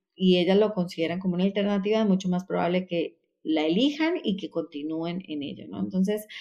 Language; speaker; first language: Spanish; native; Spanish